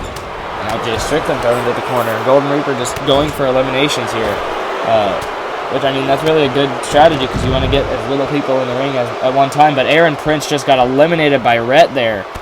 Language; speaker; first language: English; native; English